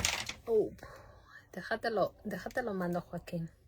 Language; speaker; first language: Spanish; native; Spanish